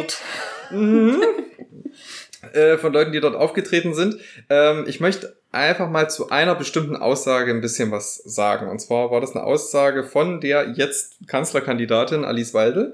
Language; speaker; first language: German; native; German